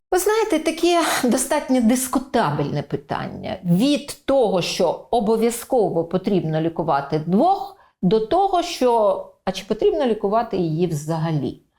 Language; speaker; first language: Ukrainian; native; Ukrainian